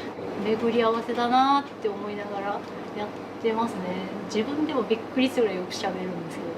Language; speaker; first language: Japanese; native; Japanese